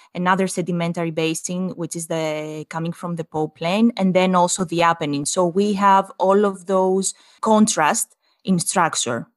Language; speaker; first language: English; non-native, fluent; Greek